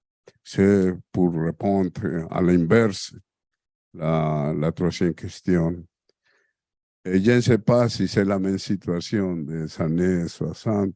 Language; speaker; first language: French; non-native, fluent; Spanish